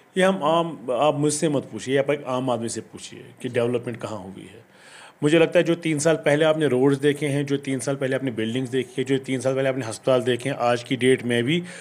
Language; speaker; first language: Hindi; non-native, local second language; Kashmiri